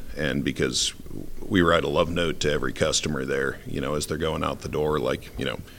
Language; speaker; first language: English; native; English